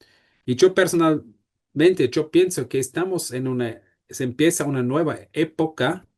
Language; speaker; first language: Spanish; non-native, fluent; German